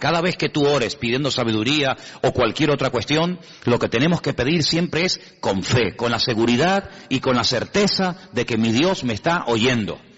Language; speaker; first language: Spanish; native; Spanish